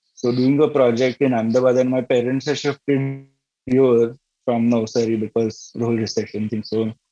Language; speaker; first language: English; non-native, local second language; Gujarati